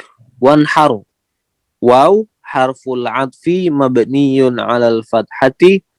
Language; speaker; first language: Arabic; non-native, learner; Indonesian